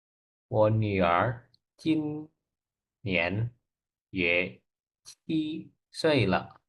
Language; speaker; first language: Chinese; non-native, learner; Indonesian